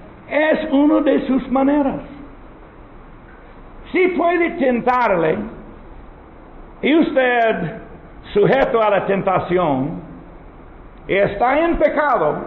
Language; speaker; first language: Spanish; non-native, learner; English